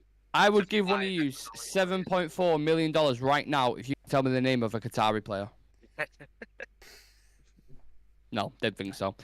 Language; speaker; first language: English; native; English